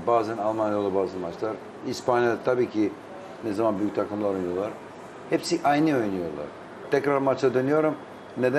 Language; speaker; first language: Turkish; non-native, fluent; Albanian